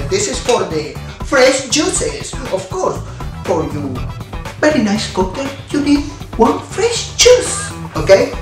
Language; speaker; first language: English; non-native, learner; Spanish